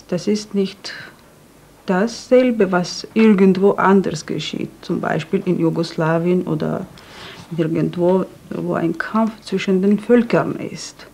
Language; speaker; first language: German; non-native, fluent; Georgian